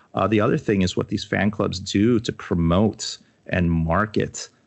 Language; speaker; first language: English; native; English